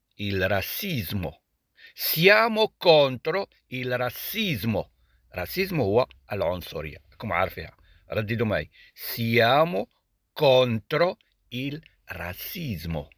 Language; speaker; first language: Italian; non-native, learner; Arabic